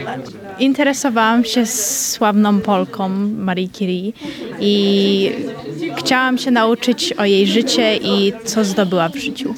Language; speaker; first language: Polish; early bilingual, heritage; Polish